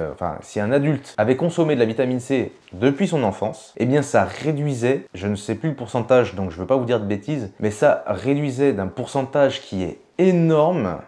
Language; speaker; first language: French; native; French